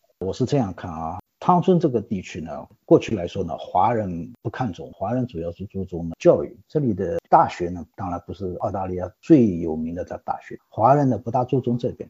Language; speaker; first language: Chinese; native; Chinese